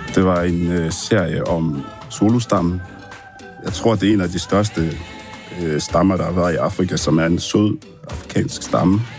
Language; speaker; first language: Danish; early bilingual, other home language; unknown